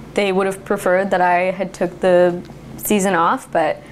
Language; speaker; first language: English; native; English